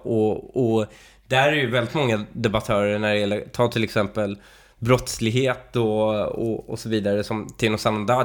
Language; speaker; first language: Swedish; native; Swedish